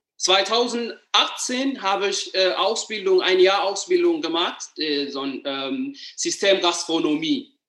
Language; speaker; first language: German; non-native, learner; Amharic